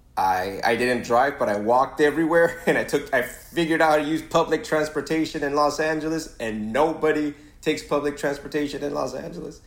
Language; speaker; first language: English; early bilingual, other home language; Spanish